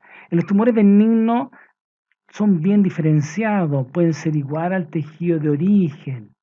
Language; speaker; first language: Spanish; native; Spanish